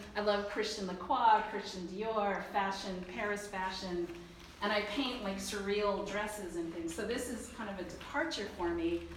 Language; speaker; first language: English; early bilingual, other home language; Chinese